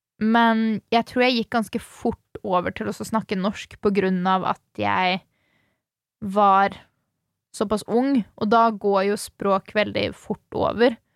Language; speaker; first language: Norwegian; early bilingual, other home language; Swedish